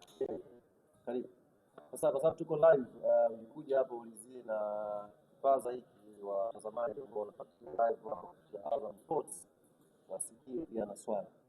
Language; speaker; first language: Swahili; native; Swahili